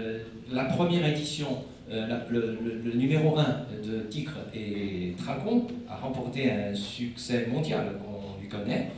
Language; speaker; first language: French; non-native, fluent; Chinese